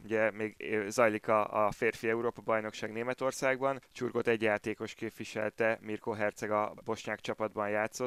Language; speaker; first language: Hungarian; native; Hungarian